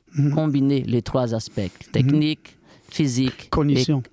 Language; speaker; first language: French; non-native, fluent; Portuguese